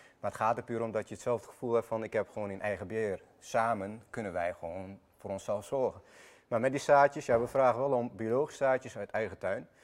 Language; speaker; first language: Dutch; early bilingual, other home language; Armenian